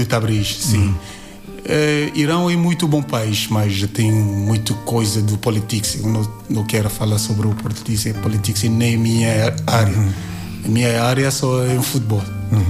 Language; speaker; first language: Portuguese; non-native, learner; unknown